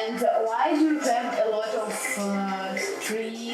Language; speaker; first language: English; non-native, learner; Russian